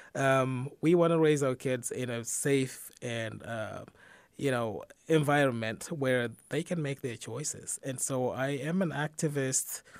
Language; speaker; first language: English; non-native, fluent; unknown